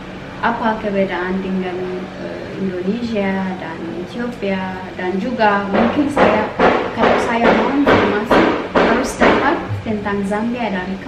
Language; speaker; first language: Indonesian; non-native, learner; Amharic